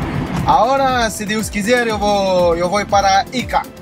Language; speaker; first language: Portuguese; non-native, learner; Spanish